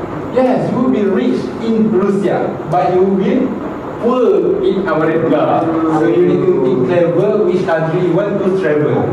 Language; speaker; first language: English; non-native, fluent; Malay